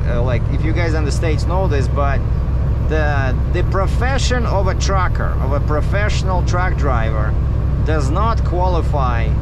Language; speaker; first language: English; native; English